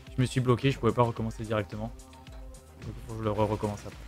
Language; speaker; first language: French; native; French